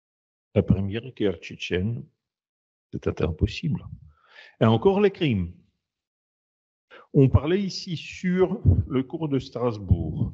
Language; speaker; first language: French; non-native, fluent; Russian